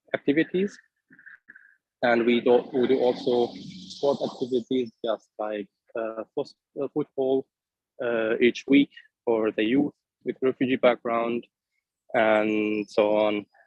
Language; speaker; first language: English; non-native, fluent; Arabic